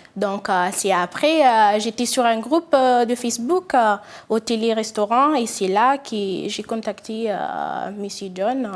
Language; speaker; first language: French; non-native, fluent; Italian